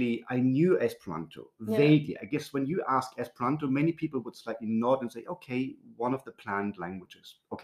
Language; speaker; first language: English; non-native, fluent; German